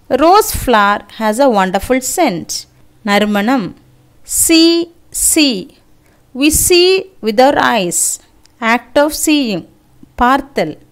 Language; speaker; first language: English; non-native, local second language; Tamil